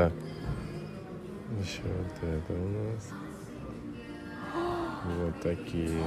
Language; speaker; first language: Russian; native; Russian